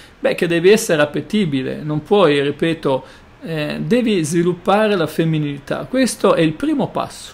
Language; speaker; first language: Italian; native; Italian